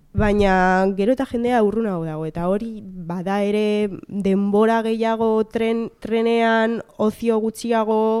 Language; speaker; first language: Basque; non-native, local second language; Spanish